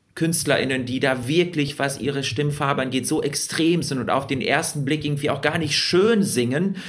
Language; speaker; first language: German; early bilingual, other home language; Russian